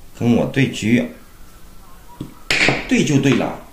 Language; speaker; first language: Chinese; native; Chinese